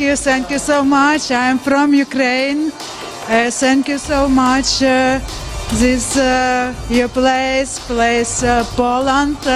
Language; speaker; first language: English; non-native, learner; Ukrainian